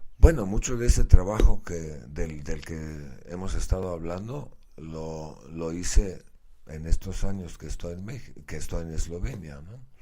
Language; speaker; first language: Spanish; non-native, fluent; Slovenian